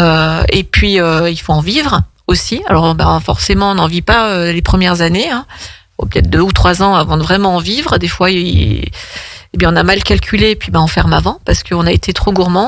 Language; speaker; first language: French; native; French